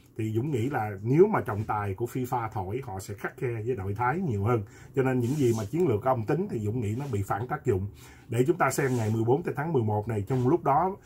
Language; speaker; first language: Vietnamese; native; Vietnamese